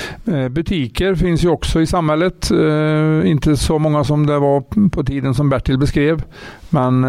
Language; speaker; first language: Swedish; native; Swedish